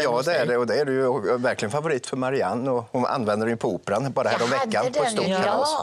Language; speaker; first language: Swedish; native; Swedish